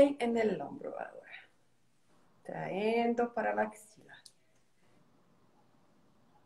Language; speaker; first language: Spanish; non-native, learner; Portuguese